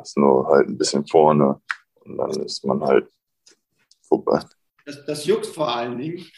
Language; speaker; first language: German; early bilingual, other home language; English